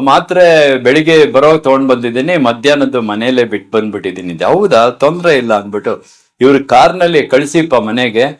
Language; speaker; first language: Kannada; native; Kannada